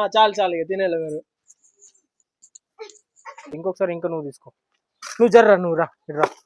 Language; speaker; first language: Telugu; native; Telugu